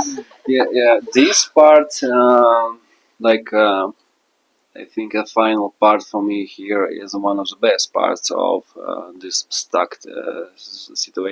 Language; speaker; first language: English; non-native, learner; Persian